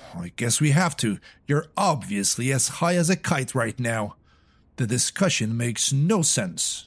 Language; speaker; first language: English; non-native, fluent; Polish